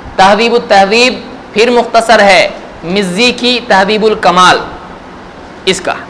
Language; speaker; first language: Urdu; native; Urdu